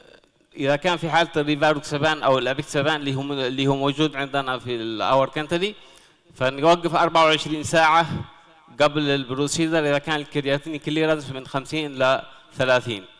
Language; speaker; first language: Arabic; native; Arabic